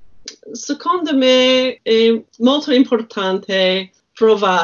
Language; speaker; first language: Italian; non-native, learner; English